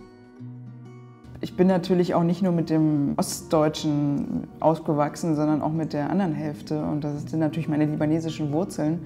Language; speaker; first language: German; native; German